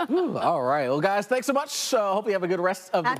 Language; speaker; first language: English; native; English